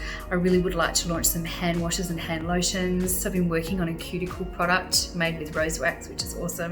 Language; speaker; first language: English; native; English